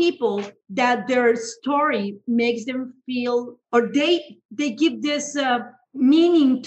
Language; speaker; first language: English; non-native, fluent; Spanish